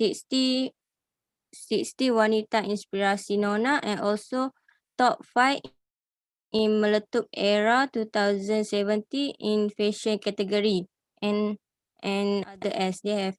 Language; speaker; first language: English; non-native, learner; Malay